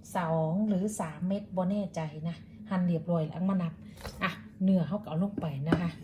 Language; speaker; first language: Thai; native; Thai